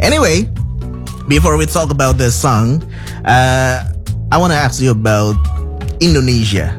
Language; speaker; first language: English; non-native, fluent; Indonesian